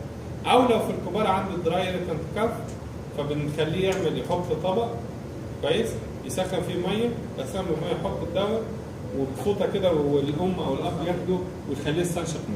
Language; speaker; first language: Arabic; native; Arabic